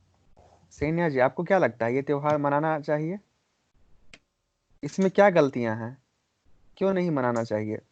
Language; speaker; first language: Hindi; native; Hindi